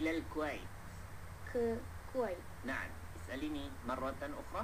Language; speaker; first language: Arabic; non-native, fluent; Malay